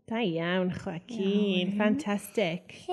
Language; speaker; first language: Welsh; native; Welsh